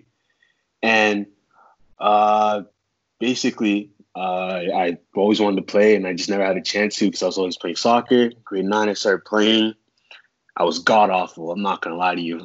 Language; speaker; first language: English; native; English